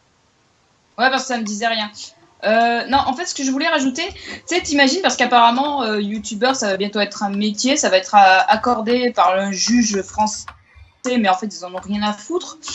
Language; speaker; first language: French; native; French